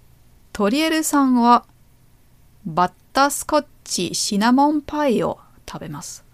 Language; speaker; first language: Japanese; non-native, learner; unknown